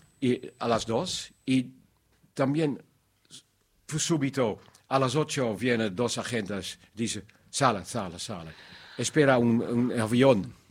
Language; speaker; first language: Spanish; non-native, learner; Dutch